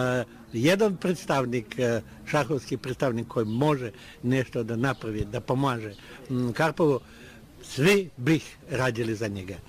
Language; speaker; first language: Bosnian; non-native, learner; Russian